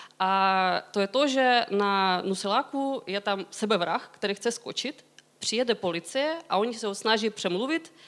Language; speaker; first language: Czech; non-native, fluent; Ukrainian